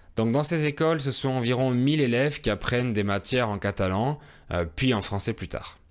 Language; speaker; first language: French; native; French